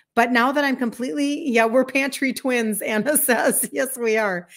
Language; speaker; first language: English; native; English